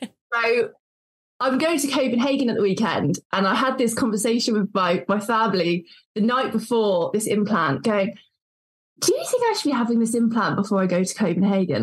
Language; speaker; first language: English; native; English